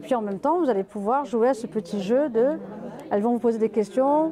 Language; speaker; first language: French; native; French